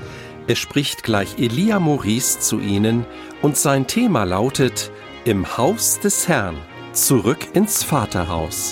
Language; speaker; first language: German; native; German